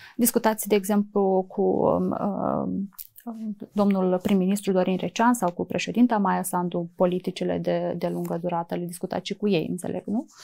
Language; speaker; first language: Romanian; native; Romanian